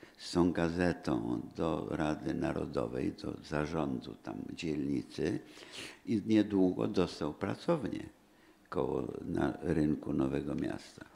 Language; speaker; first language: Polish; native; Polish